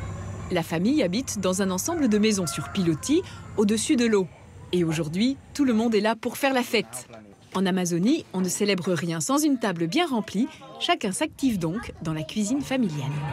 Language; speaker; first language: French; native; French